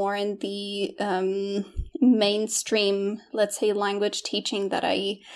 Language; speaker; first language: English; non-native, fluent; Polish